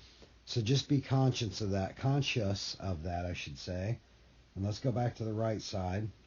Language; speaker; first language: English; native; English